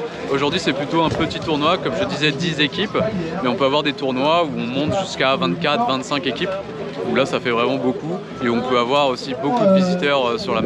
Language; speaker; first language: French; native; French